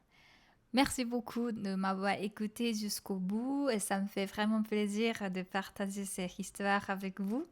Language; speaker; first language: French; non-native, fluent; Japanese